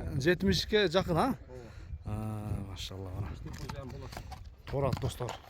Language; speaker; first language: Kyrgyz; native; Kyrgyz